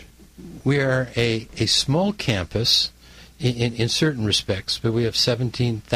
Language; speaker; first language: English; native; English